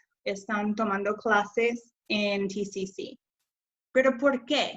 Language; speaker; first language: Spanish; non-native, fluent; English